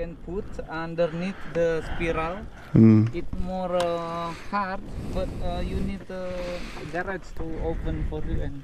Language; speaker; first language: English; non-native, learner; Indonesian